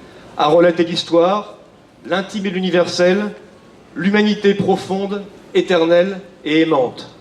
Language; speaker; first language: French; native; French